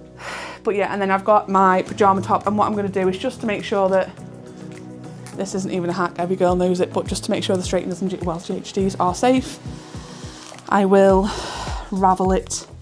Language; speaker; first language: English; native; English